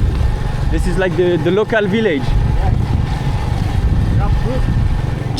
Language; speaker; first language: English; non-native, learner; French